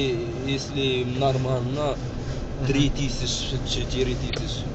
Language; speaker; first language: Russian; non-native, learner; Arabic